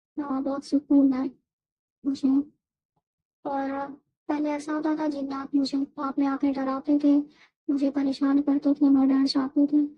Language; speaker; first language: Urdu; native; Urdu